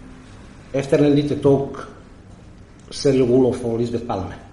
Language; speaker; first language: Swedish; non-native, fluent; Croatian